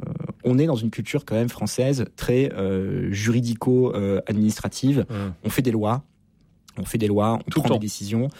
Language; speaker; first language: French; native; French